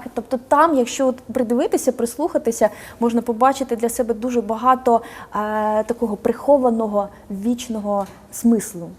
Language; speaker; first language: Ukrainian; native; Ukrainian